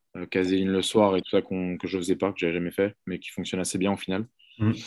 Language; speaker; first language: French; native; French